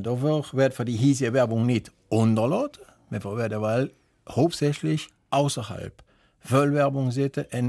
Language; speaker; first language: German; native; German